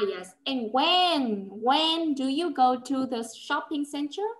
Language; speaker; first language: English; non-native, fluent; Vietnamese